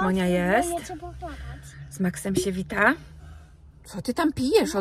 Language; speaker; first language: Polish; native; Polish